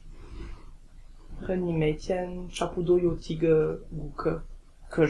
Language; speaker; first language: Chinese; non-native, learner; French